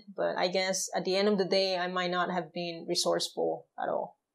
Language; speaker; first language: English; non-native, fluent; Spanish